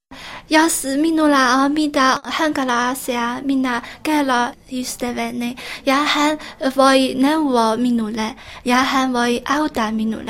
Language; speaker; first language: Finnish; non-native, learner; Chinese